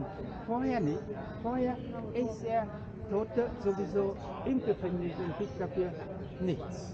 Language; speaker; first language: German; non-native, fluent; Vietnamese